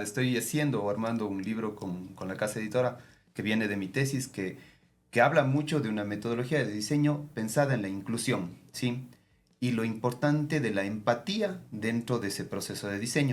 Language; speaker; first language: Spanish; native; Spanish